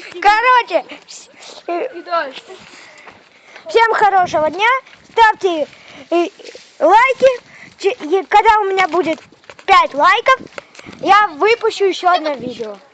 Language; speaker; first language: Russian; native; Russian